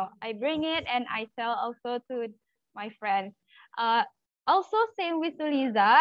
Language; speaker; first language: English; non-native, learner; Malay